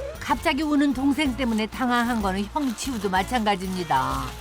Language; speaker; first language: Korean; native; Korean